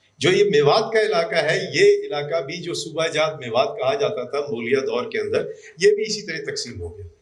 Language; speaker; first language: Urdu; native; Urdu